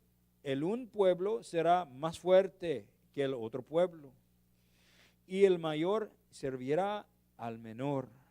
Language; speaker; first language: Spanish; non-native, learner; English